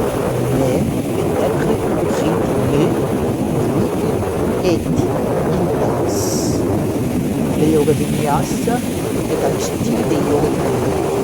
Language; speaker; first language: French; non-native, learner; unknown